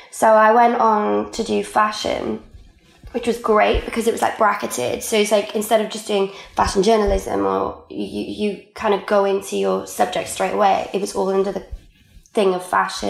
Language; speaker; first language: English; non-native, local second language; Welsh